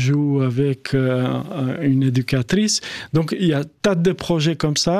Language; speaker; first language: French; non-native, fluent; Albanian